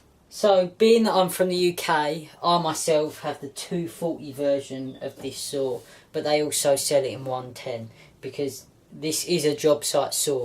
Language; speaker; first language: English; native; English